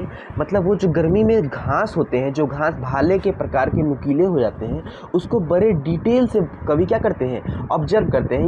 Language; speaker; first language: Hindi; native; Hindi